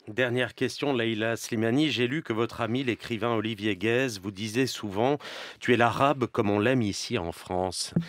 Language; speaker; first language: French; native; French